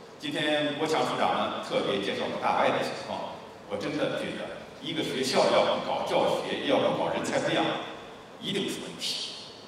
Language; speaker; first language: Chinese; native; Chinese